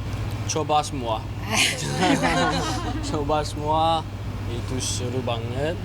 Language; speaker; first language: Indonesian; non-native, learner; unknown